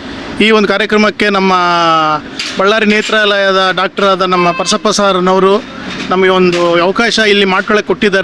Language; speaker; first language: Kannada; native; Kannada